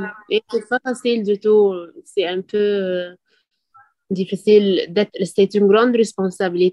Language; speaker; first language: French; non-native, learner; Arabic